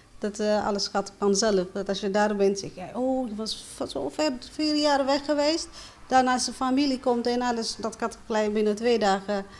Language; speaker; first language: Dutch; non-native, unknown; Amharic